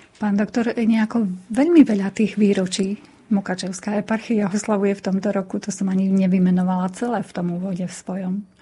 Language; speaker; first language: Slovak; native; Slovak